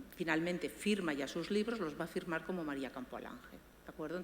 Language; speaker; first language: Spanish; native; Spanish